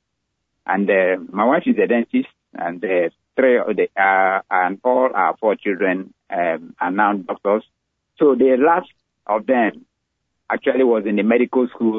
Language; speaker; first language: English; non-native, local second language; Igbo